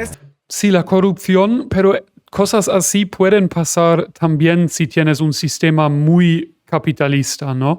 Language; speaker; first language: Spanish; non-native, fluent; German